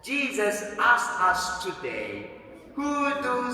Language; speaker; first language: English; non-native, local second language; Filipino